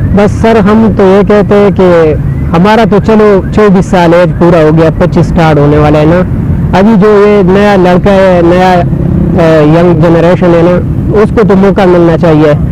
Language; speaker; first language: Urdu; non-native, local second language; Pashto